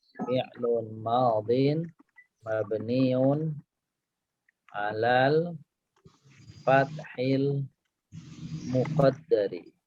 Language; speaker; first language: Arabic; non-native, fluent; Indonesian